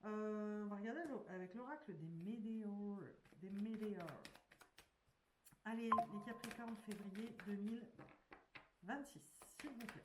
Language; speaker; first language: French; native; French